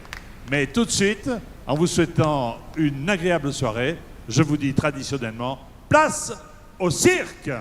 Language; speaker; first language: French; native; French